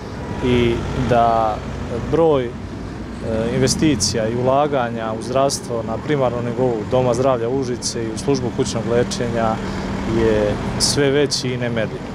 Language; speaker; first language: Serbian; native; Serbian